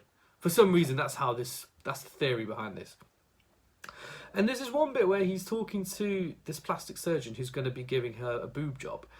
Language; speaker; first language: English; native; English